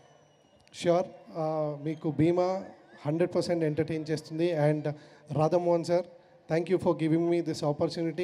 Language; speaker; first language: Telugu; non-native, learner; Kannada